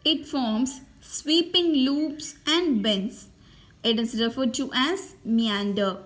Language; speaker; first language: English; non-native, local second language; Tamil